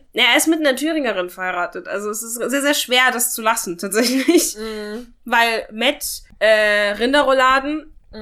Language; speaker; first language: German; native; German